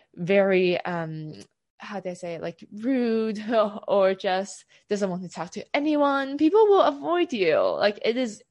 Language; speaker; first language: English; non-native, local second language; Cantonese